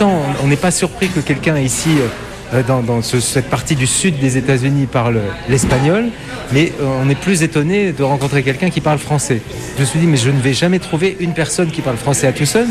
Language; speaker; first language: French; native; French